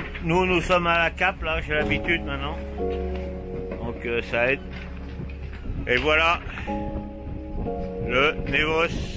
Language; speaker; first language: French; native; French